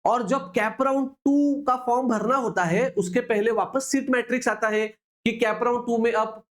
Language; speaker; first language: Hindi; non-native, local second language; Marathi